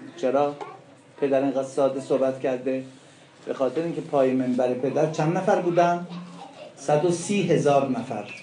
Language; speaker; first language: Persian; non-native, local second language; Azerbaijani